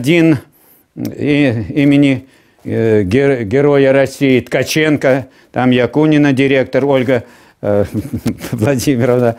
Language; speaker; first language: Russian; native; Russian